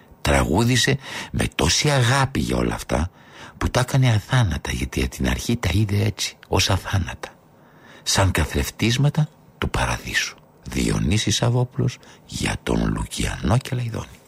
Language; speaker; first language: Greek; native; Greek